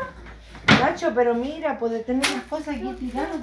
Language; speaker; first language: Spanish; native; Spanish